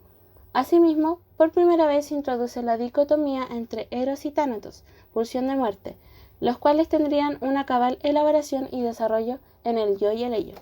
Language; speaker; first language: Spanish; native; Spanish